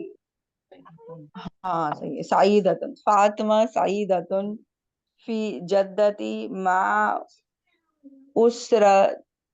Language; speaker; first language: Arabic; non-native, learner; Hindi